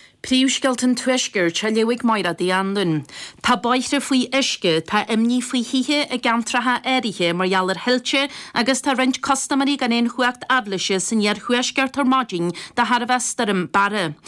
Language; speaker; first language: Irish; native; Irish